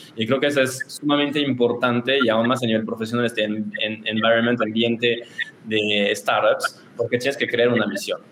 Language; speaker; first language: Spanish; non-native, fluent; French